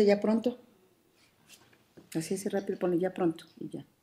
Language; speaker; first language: Spanish; native; Spanish